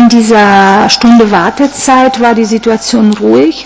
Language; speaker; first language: German; non-native, fluent; Italian